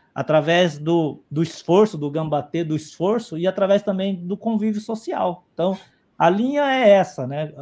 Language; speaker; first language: Portuguese; native; Portuguese